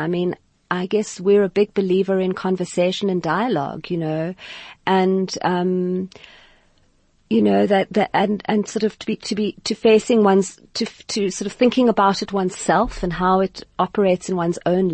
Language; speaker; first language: English; native; English